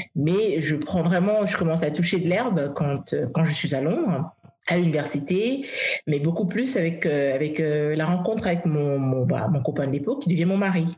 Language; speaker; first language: French; early bilingual, heritage; English